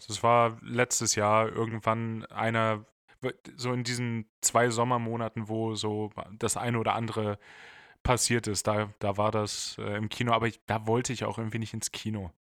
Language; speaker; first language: German; native; German